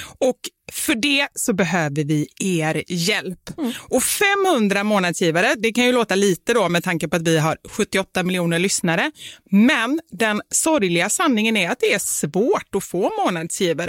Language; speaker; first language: Swedish; native; Swedish